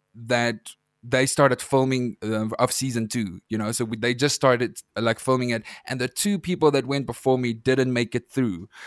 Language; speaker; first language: English; non-native, local second language; Afrikaans